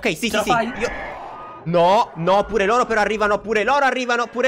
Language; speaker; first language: Italian; native; Italian